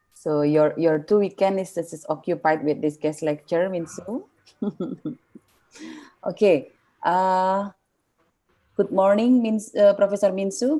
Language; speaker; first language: English; non-native, fluent; Indonesian